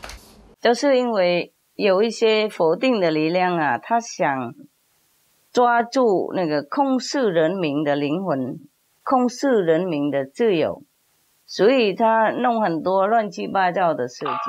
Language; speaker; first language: Chinese; non-native, fluent; Vietnamese